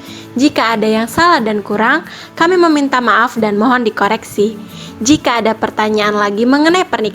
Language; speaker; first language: Indonesian; native; Indonesian